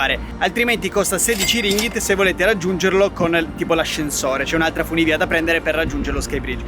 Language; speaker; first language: Italian; native; Italian